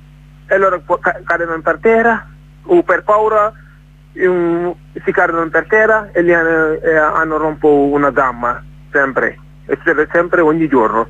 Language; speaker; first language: Italian; non-native, fluent; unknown